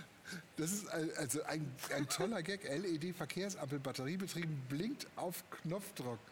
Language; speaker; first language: German; native; German